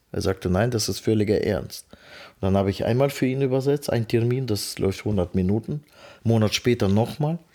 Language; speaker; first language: German; non-native, fluent; Russian